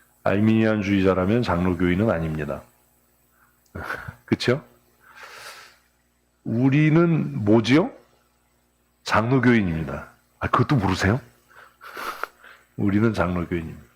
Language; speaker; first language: Korean; native; Korean